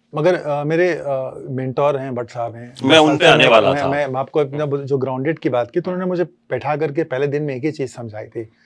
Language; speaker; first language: Hindi; native; Hindi